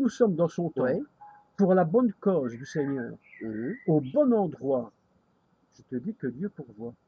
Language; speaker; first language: French; native; French